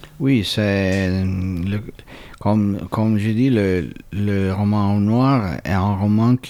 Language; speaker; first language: French; non-native, fluent; Italian